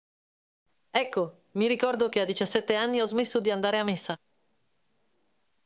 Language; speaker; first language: Italian; non-native, fluent; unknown